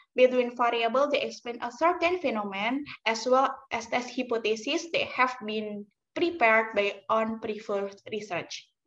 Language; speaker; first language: English; non-native, learner; Indonesian